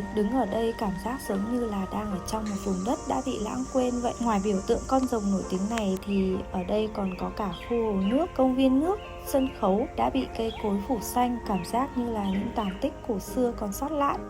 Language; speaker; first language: Vietnamese; native; Vietnamese